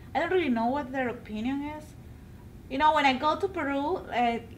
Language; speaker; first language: English; non-native, fluent; Spanish